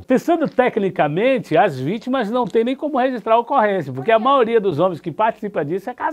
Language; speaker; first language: Portuguese; native; Portuguese